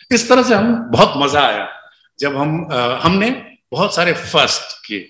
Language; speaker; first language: Hindi; non-native, local second language; Magahi